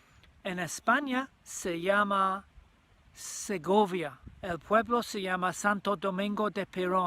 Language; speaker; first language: Spanish; non-native, learner; English